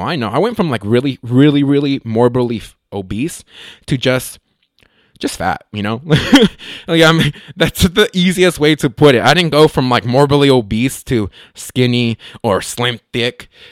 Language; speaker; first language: English; early bilingual, other home language; Spanish